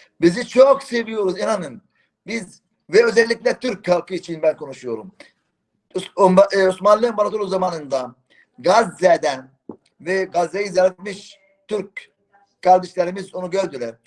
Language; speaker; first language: Turkish; non-native, fluent; Arabic